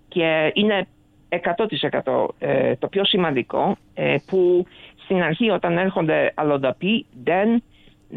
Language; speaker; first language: Greek; early bilingual, other home language; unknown